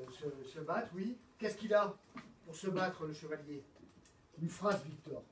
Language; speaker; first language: French; native; French